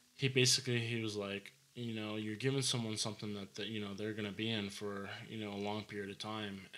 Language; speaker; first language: English; native; English